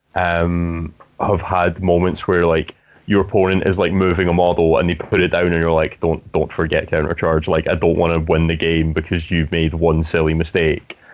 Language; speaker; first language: English; native; English